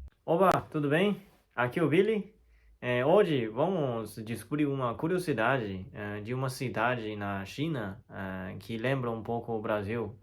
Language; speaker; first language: Portuguese; non-native, fluent; Chinese